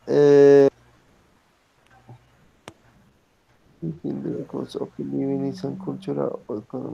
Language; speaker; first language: English; non-native, learner; Spanish